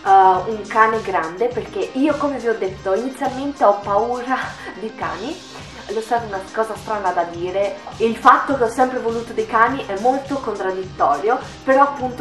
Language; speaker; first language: Italian; native; Italian